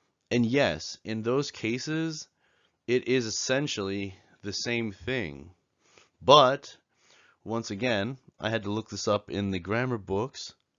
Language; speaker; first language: English; native; English